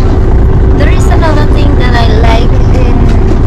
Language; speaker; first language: English; non-native, fluent; Spanish